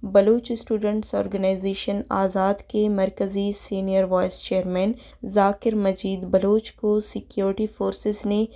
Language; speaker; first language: Urdu; non-native, local second language; Baluchi